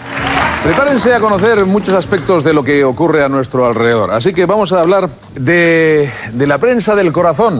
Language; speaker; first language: Spanish; native; Spanish